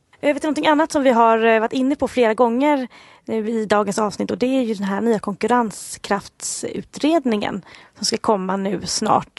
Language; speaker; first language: Swedish; native; Swedish